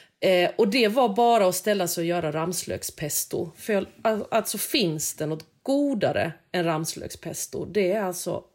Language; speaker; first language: Swedish; native; Swedish